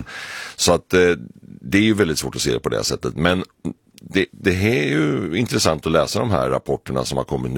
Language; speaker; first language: Swedish; native; Swedish